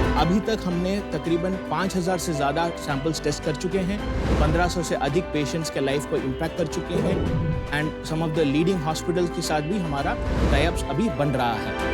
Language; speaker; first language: Hindi; non-native, local second language; Tamil